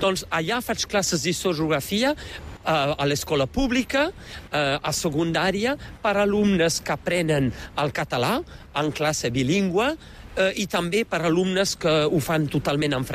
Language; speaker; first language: Catalan; native; Catalan